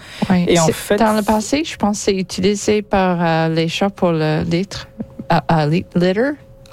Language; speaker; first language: French; non-native, local second language; English